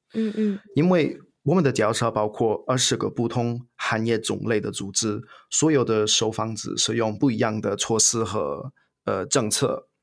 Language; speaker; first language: Chinese; non-native, fluent; English